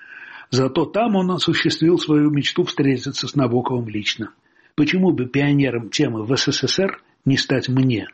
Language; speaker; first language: Russian; native; Russian